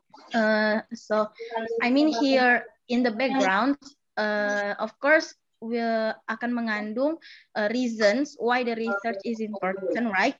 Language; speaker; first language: English; non-native, learner; Indonesian